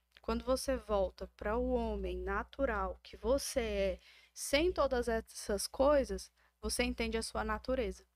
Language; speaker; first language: Portuguese; native; Portuguese